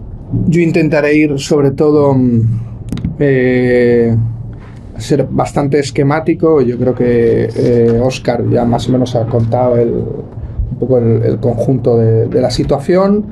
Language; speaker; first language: Spanish; native; Spanish